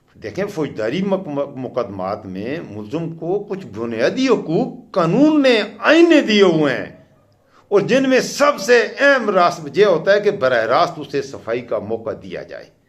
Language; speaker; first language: Urdu; non-native, local second language; Pashto